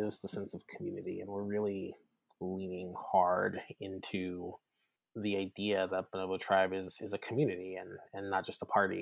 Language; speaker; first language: English; native; English